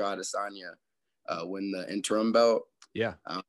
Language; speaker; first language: English; native; English